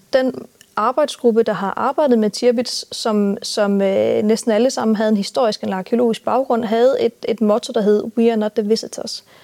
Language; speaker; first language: Danish; native; Danish